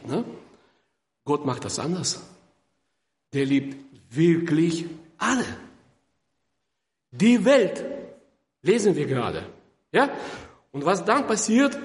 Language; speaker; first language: German; non-native, fluent; Russian